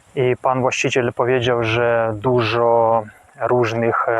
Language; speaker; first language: Polish; non-native, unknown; Ukrainian